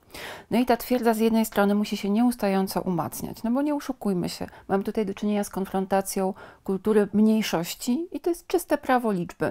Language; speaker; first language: Polish; native; Polish